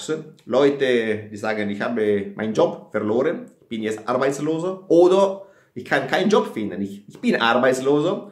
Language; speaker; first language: German; non-native, fluent; Italian